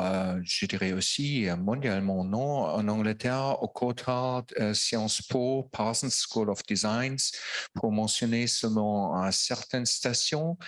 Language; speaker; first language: French; non-native, fluent; Italian